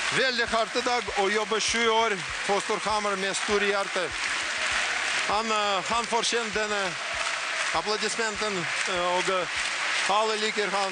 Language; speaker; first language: Norwegian; non-native, learner; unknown